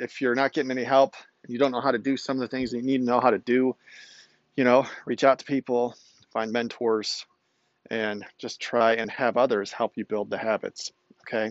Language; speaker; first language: English; native; English